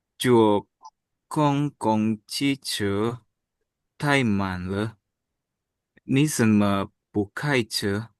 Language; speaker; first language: Chinese; non-native, learner; Indonesian